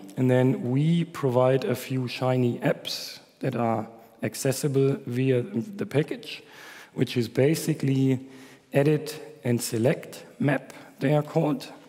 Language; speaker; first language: English; non-native, fluent; German